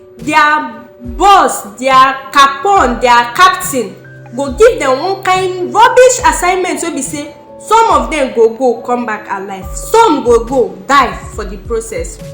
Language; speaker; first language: Nigerian Pidgin; non-native, local second language; Igbo